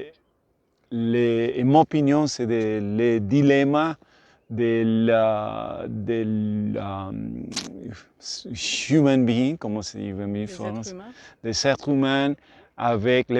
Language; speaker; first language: French; non-native, learner; Spanish